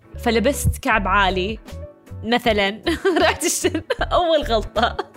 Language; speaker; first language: Arabic; early bilingual, heritage; Arabic